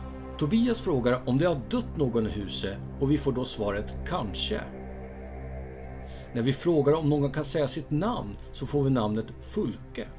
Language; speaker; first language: Swedish; native; Swedish